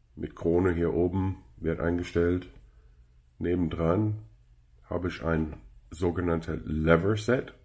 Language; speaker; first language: German; non-native, fluent; English